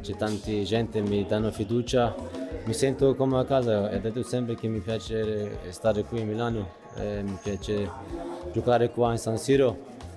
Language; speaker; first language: Italian; non-native, fluent; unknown